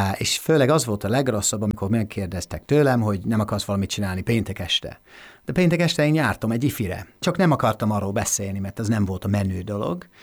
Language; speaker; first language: Hungarian; non-native, fluent; English